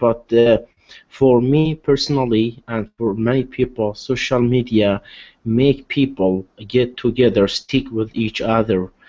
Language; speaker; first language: English; non-native, learner; Arabic